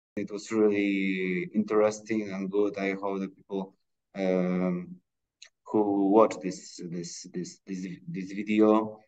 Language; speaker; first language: English; non-native, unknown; Polish